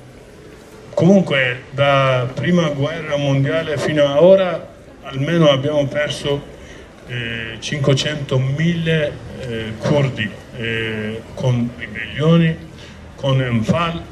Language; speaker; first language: Italian; non-native, learner; Kurdish